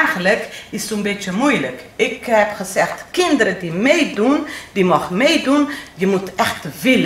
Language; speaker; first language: Dutch; non-native, learner; Portuguese